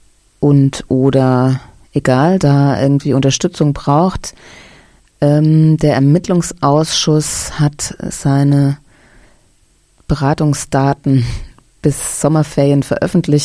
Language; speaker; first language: German; native; German